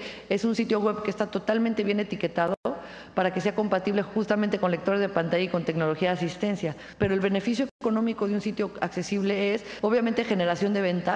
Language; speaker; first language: Spanish; native; Spanish